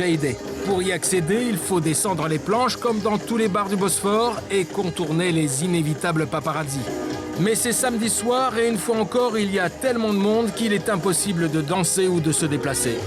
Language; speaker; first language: French; native; French